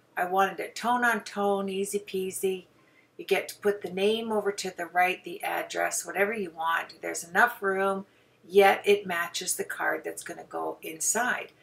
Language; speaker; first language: English; native; English